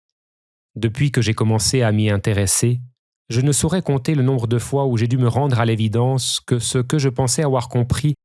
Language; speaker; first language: French; native; French